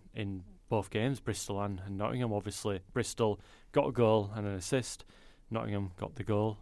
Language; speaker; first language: English; native; English